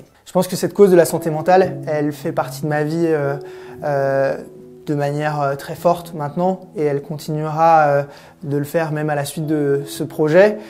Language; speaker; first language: French; native; French